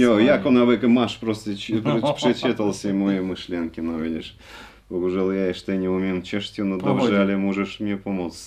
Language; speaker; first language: Czech; non-native, learner; Russian